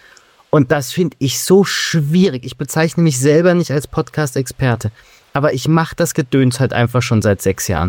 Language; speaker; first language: German; native; German